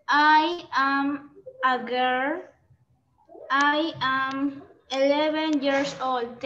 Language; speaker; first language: English; non-native, learner; Spanish